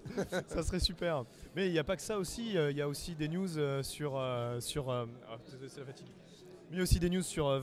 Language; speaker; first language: French; native; French